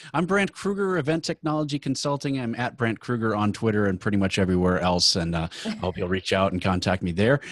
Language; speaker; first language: English; native; English